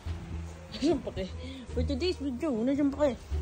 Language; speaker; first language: Filipino; non-native, local second language; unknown